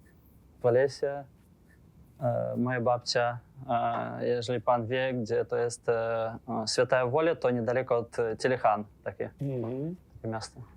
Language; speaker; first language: Polish; non-native, learner; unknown